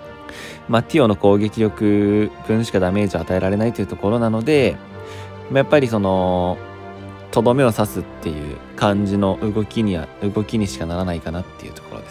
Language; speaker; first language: Japanese; native; Japanese